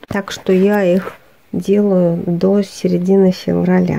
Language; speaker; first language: Russian; native; Russian